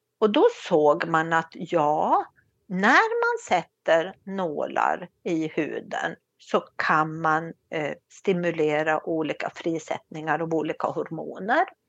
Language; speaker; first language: Swedish; native; Swedish